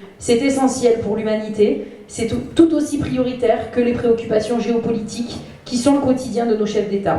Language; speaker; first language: French; native; French